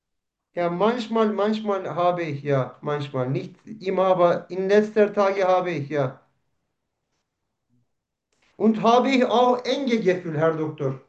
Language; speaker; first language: German; non-native, learner; Turkish